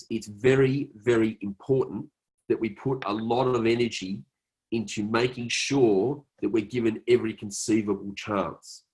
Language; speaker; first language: English; native; English